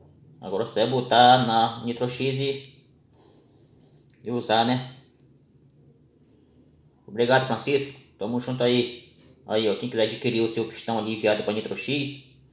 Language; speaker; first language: Portuguese; native; Portuguese